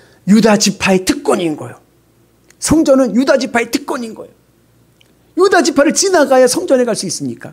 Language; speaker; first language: Korean; native; Korean